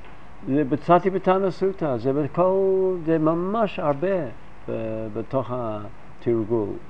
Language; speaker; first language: Hebrew; non-native, fluent; English